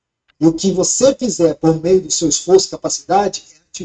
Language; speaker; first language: Portuguese; native; Portuguese